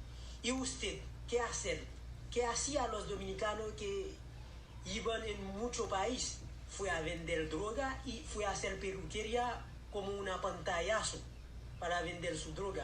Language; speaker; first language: Spanish; non-native, learner; Haitian Creole